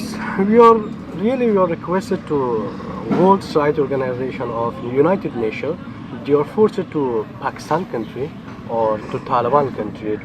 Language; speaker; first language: English; non-native, learner; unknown